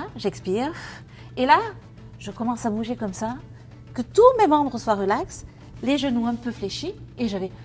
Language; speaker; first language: French; native; French